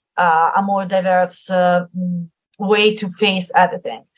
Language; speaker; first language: English; non-native, fluent; Italian